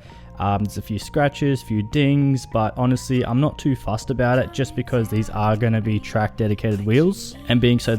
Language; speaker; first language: English; native; English